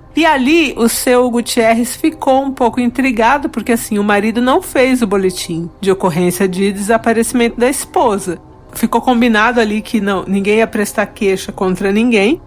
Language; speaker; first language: Portuguese; native; Portuguese